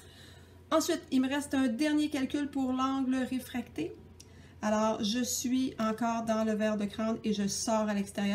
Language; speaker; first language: French; native; French